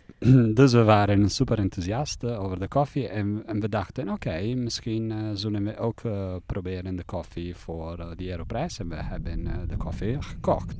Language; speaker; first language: Dutch; non-native, fluent; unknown